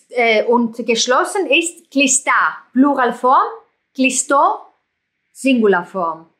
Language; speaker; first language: German; non-native, fluent; Greek